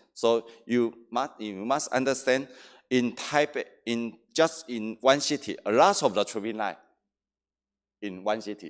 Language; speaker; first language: English; non-native, learner; Chinese